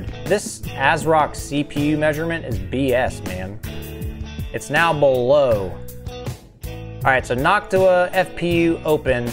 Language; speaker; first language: English; native; English